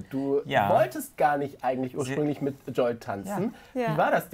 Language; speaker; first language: German; native; German